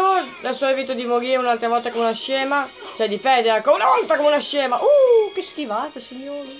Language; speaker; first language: Italian; native; Italian